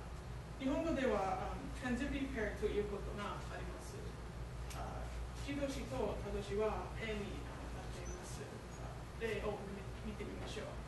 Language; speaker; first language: Japanese; non-native, learner; English